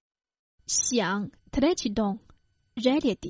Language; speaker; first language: Croatian; non-native, fluent; Chinese